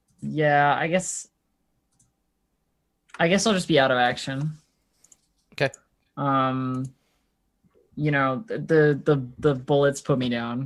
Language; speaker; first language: English; native; English